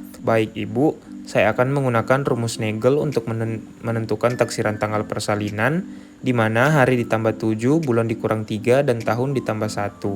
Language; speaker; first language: Indonesian; native; Indonesian